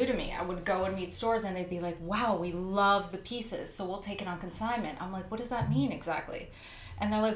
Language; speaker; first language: English; native; English